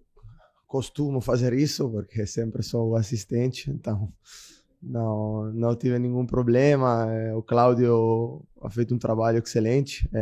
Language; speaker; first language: Portuguese; non-native, fluent; Italian